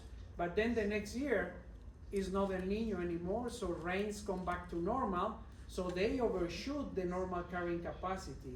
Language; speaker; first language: English; non-native, fluent; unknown